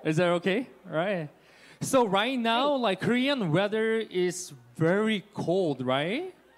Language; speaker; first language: English; non-native, fluent; Korean